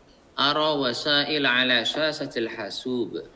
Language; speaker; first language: Arabic; non-native, fluent; Indonesian